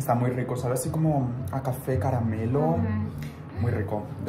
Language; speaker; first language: Spanish; native; Spanish